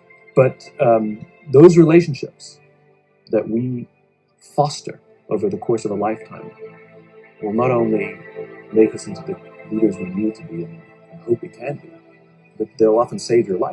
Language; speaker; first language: English; native; English